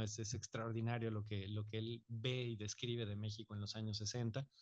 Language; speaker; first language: Spanish; native; Spanish